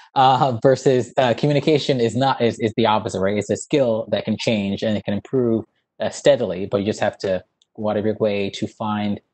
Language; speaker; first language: English; native; English